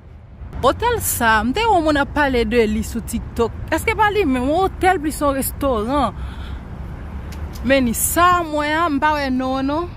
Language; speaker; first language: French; non-native, local second language; Haitian Creole